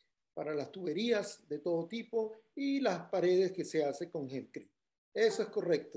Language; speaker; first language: Spanish; native; Spanish